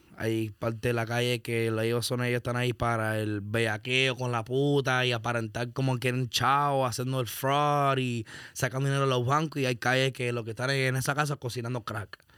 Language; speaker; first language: Spanish; early bilingual, heritage; Spanish